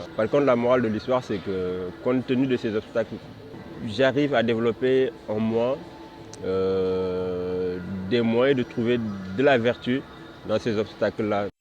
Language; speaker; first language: French; non-native, local second language; Wolof